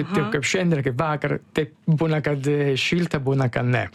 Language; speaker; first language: Lithuanian; non-native, learner; Italian